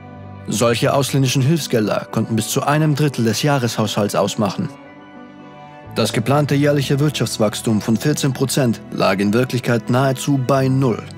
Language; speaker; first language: German; native; German